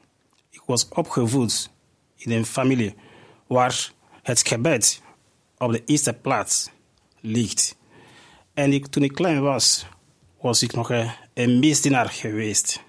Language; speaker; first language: Dutch; non-native, fluent; Igbo